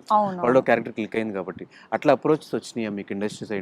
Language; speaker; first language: Telugu; native; Telugu